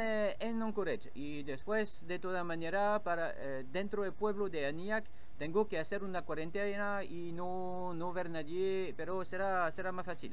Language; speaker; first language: Spanish; non-native, learner; French